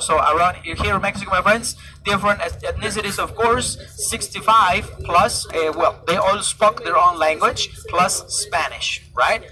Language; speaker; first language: English; non-native, fluent; Spanish